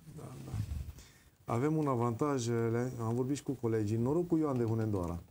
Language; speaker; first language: Romanian; non-native, local second language; Hungarian